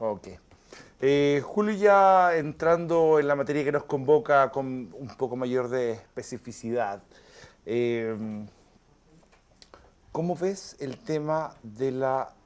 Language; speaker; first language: Spanish; native; Spanish